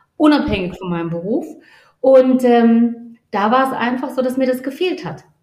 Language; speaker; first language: German; native; German